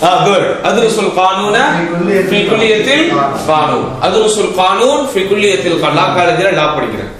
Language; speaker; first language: Arabic; non-native, fluent; Tamil